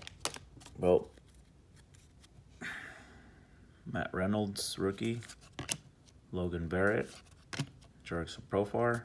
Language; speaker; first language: English; native; English